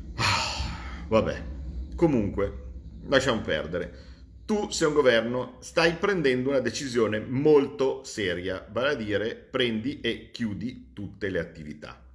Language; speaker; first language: Italian; native; Italian